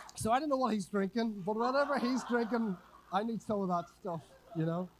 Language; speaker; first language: English; native; English